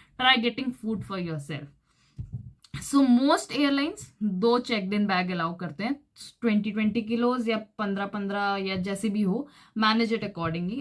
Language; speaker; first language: Hindi; native; Hindi